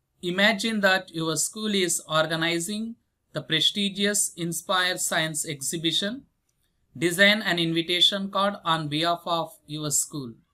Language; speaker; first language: English; non-native, local second language; Telugu